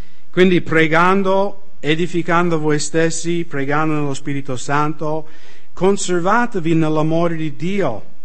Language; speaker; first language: Italian; non-native, fluent; English